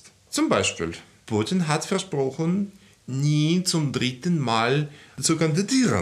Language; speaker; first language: German; non-native, fluent; Russian